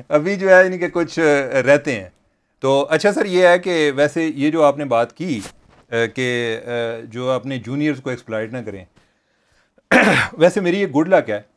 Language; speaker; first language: Urdu; non-native, local second language; Punjabi